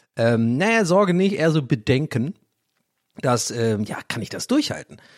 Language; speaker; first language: German; early bilingual, other home language; English